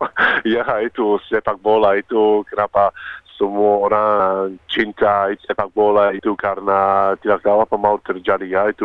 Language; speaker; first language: Indonesian; non-native, fluent; Croatian